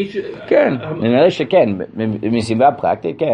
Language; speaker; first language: Hebrew; non-native, fluent; English